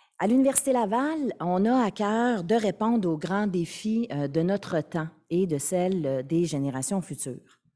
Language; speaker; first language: French; native; French